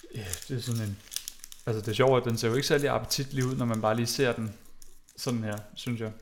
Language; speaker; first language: Danish; native; Danish